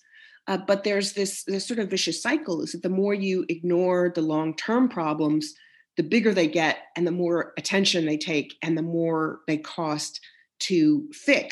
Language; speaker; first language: English; native; English